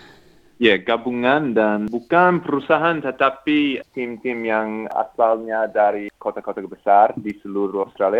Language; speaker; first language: Indonesian; non-native, fluent; English